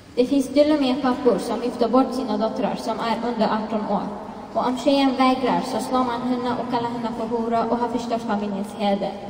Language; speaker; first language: Swedish; non-native, fluent; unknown